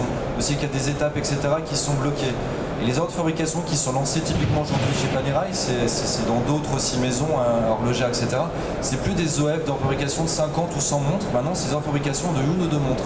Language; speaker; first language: French; native; French